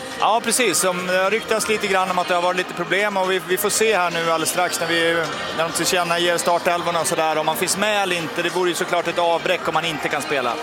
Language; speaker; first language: Swedish; native; Swedish